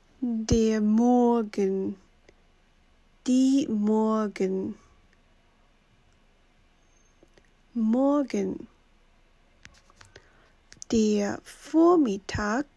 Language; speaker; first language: German; non-native, fluent; Chinese